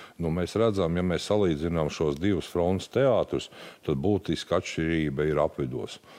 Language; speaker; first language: Latvian; native; Latvian